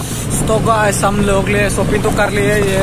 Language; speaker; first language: Hindi; non-native, local second language; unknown